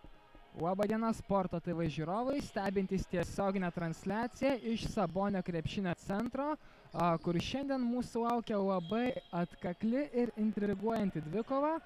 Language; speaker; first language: Lithuanian; native; Lithuanian